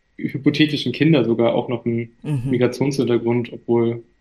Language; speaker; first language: German; native; German